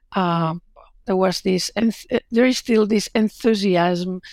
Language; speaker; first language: English; non-native, fluent; Catalan